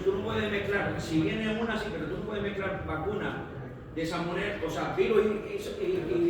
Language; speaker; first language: Spanish; native; Spanish